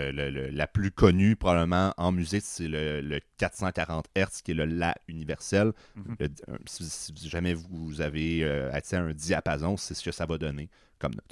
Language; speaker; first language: French; native; French